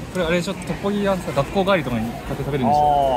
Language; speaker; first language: Japanese; native; Japanese